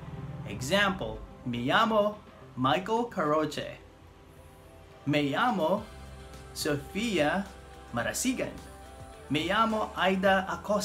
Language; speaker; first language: Spanish; non-native, fluent; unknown